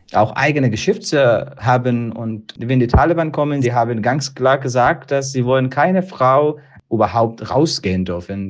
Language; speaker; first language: German; non-native, learner; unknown